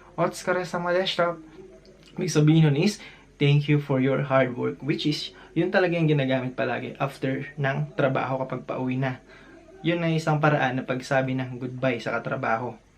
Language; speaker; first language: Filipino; native; Filipino